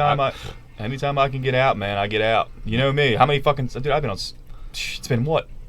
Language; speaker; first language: English; native; English